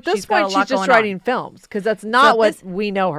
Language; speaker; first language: English; native; English